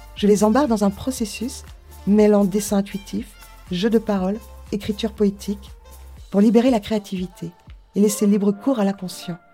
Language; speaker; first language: French; native; French